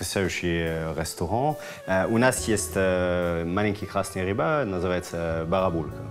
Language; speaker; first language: Russian; non-native, fluent; French